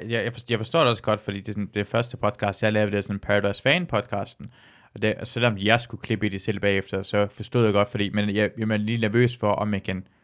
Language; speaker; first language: Danish; early bilingual, other home language; Persian